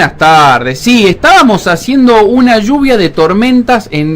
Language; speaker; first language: Spanish; native; Spanish